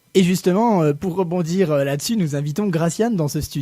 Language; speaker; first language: French; native; French